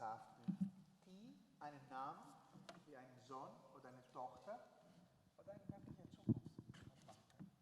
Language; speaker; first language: German; non-native, fluent; Greek